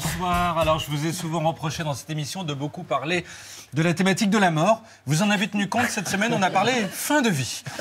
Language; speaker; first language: French; native; French